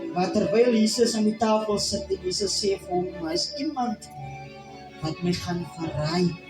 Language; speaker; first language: Afrikaans; non-native, local second language; English